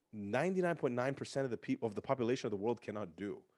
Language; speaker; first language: English; native; English